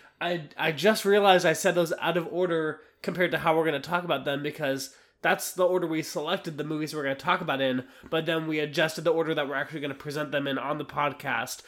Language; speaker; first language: English; native; English